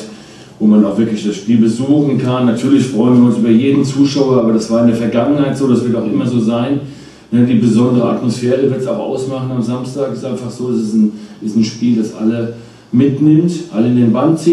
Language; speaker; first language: German; native; German